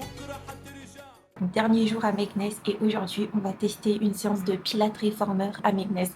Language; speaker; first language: French; non-native, local second language; Arabic